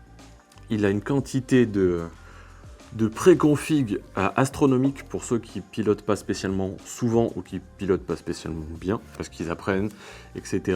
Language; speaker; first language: French; native; French